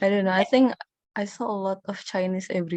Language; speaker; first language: English; non-native, learner; Indonesian